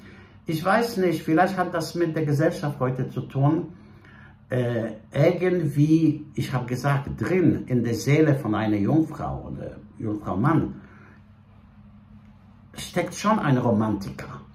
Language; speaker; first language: German; non-native, fluent; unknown